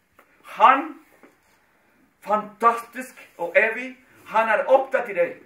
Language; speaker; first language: Swedish; non-native, fluent; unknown